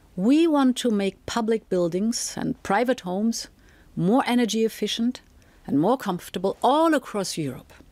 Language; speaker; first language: English; non-native, fluent; German